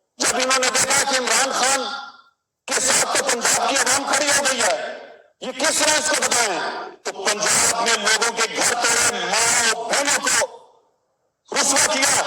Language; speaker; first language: Urdu; non-native, local second language; Pashto